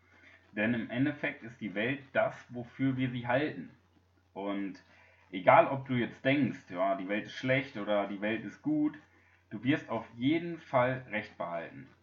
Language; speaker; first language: German; native; German